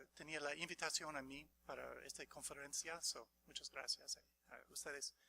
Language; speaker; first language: Spanish; non-native, learner; English